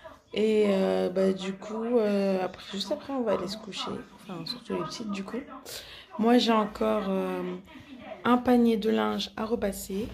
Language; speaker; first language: French; native; French